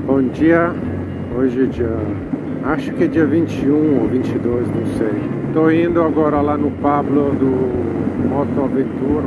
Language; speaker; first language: Portuguese; non-native, fluent; Italian